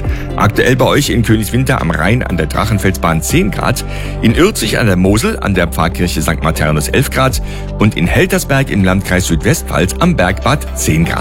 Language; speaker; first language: German; native; German